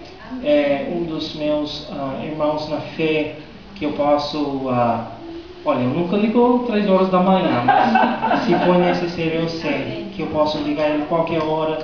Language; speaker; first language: Portuguese; non-native, fluent; English